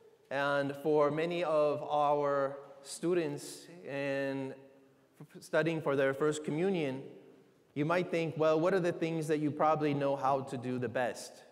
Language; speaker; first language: English; native; English